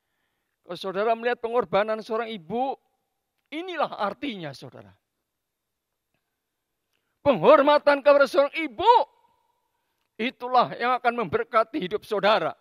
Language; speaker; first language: Indonesian; native; Indonesian